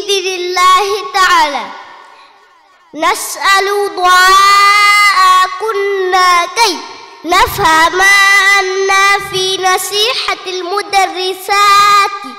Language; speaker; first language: Arabic; non-native, learner; Bangla